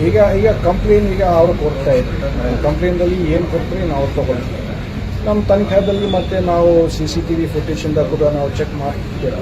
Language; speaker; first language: Kannada; non-native, fluent; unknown